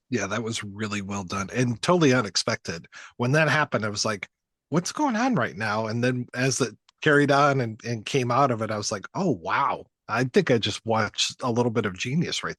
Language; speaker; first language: English; native; English